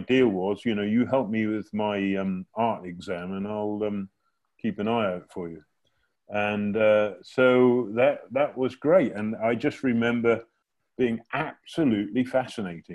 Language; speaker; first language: English; native; English